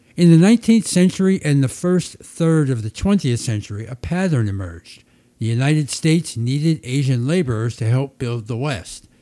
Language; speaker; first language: English; native; English